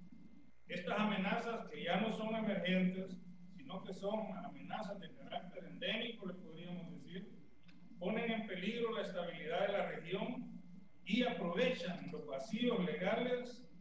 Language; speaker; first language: Spanish; native; Spanish